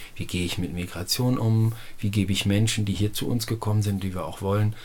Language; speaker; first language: German; native; German